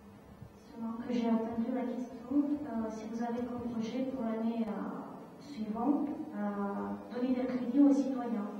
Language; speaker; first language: French; non-native, fluent; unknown